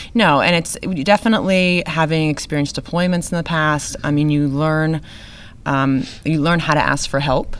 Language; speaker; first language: English; native; English